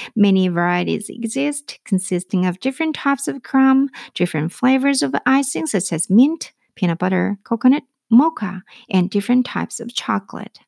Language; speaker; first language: English; non-native, fluent; Korean